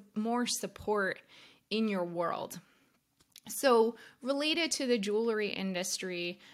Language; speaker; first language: English; native; English